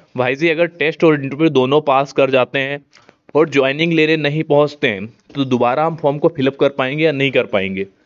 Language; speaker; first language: Hindi; native; Hindi